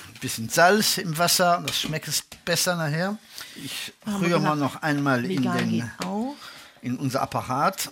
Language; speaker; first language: German; non-native, fluent; French